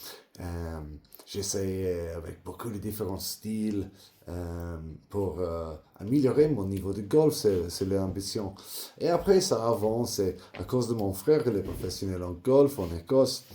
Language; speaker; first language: French; non-native, learner; English